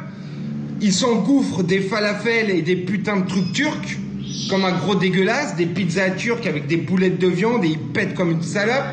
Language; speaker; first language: French; native; French